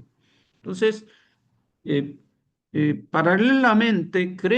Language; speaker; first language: Spanish; non-native, fluent; Korean